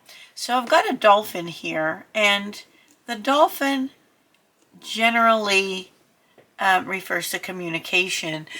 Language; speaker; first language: English; native; English